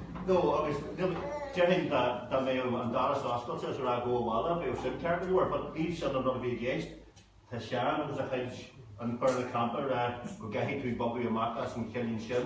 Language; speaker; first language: Irish; non-native, local second language; English